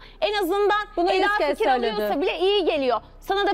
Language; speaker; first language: Turkish; native; Turkish